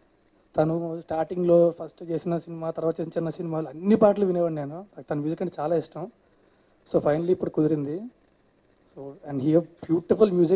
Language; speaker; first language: Telugu; native; Telugu